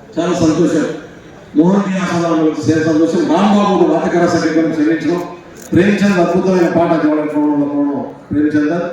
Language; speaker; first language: Telugu; non-native, local second language; Lambadi